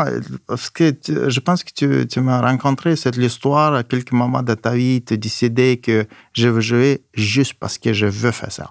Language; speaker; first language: French; non-native, fluent; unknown